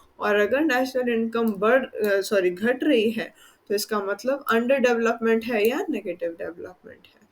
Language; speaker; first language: Hindi; non-native, local second language; Gujarati